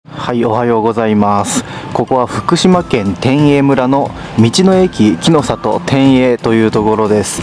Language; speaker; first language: Japanese; native; Japanese